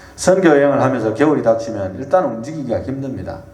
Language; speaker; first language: Korean; native; Korean